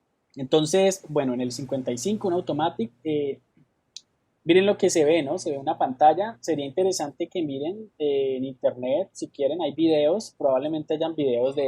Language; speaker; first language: Spanish; native; Spanish